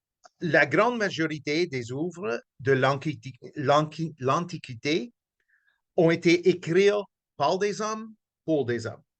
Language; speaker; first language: French; non-native, local second language; English